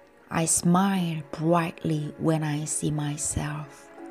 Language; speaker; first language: English; non-native, fluent; Korean